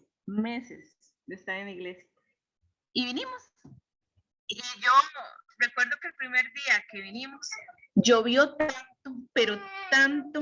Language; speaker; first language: Spanish; native; Spanish